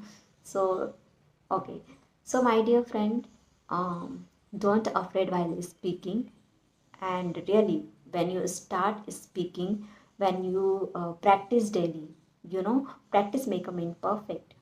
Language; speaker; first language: English; non-native, learner; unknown